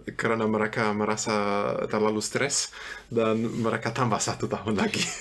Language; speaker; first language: Indonesian; non-native, fluent; German